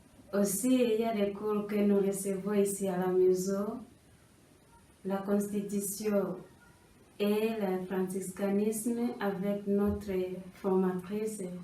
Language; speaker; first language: French; non-native, local second language; Kinyarwanda